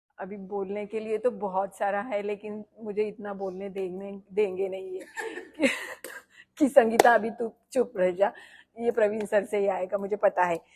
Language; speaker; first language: Hindi; non-native, local second language; Marathi